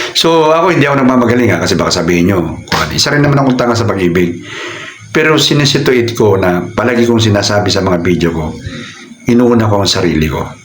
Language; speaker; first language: Filipino; native; Filipino